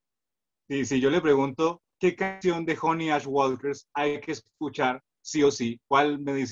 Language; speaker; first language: Spanish; native; Spanish